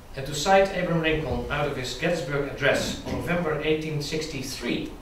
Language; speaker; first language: English; non-native, fluent; Dutch